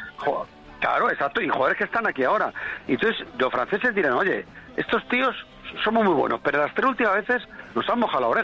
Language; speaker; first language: Spanish; native; Spanish